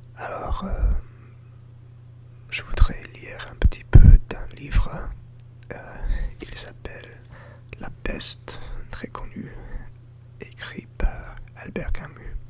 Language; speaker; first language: French; non-native, learner; English